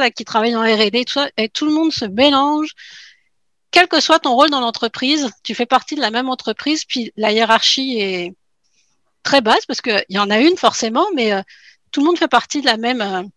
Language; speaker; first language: French; native; French